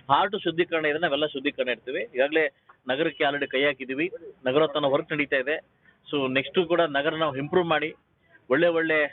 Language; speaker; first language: Kannada; native; Kannada